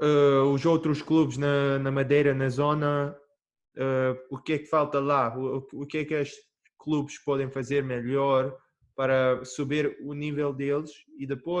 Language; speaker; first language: Portuguese; early bilingual, heritage; Portuguese